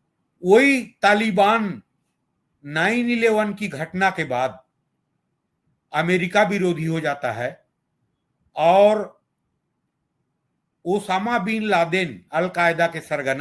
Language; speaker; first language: Hindi; native; Hindi